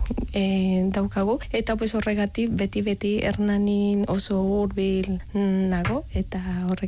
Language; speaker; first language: Basque; non-native, learner; Spanish